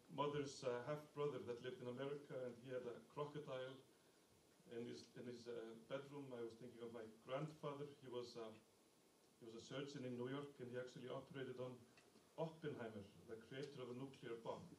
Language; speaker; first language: English; non-native, fluent; Icelandic